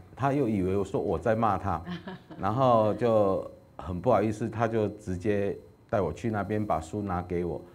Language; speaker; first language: Chinese; native; Chinese